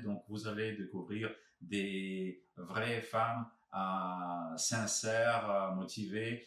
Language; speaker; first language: French; non-native, fluent; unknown